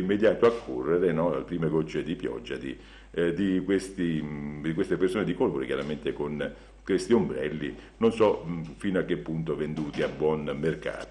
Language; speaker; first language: Italian; native; Italian